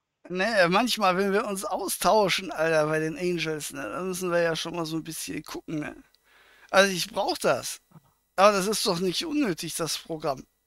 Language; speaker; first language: German; native; German